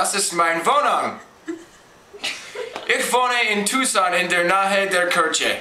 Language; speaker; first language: German; non-native, learner; English